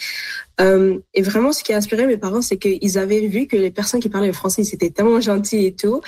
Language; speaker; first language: French; non-native, local second language; Arabic